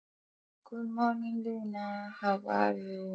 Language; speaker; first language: English; non-native, fluent; Spanish